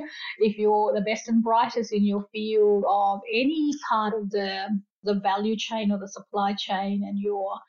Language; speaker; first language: English; early bilingual, other home language; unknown